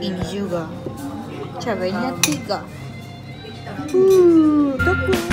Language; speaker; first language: Indonesian; non-native, learner; Japanese